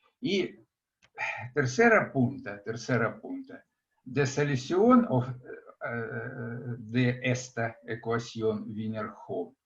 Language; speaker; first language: Spanish; non-native, fluent; Russian